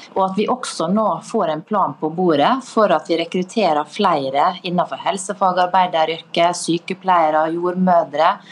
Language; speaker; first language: Norwegian; native; Norwegian